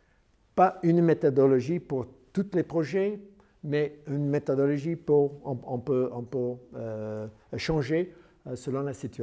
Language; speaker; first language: French; non-native, learner; English